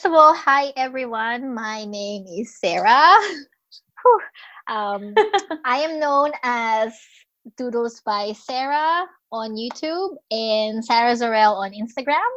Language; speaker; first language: English; non-native, local second language; Filipino